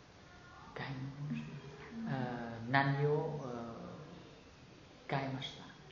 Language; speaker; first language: Japanese; non-native, learner; Vietnamese